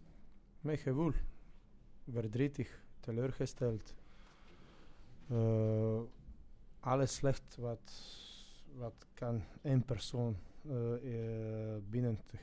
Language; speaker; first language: Dutch; non-native, fluent; Croatian